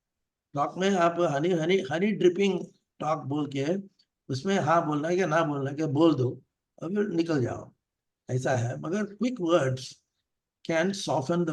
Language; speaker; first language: Hindi; non-native, local second language; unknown